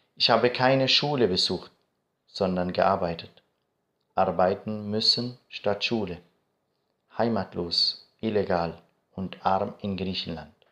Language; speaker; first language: German; non-native, fluent; Arabic